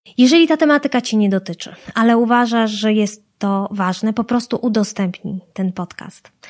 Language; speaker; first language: Polish; native; Polish